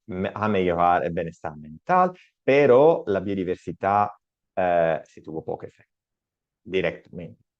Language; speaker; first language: Spanish; non-native, learner; Italian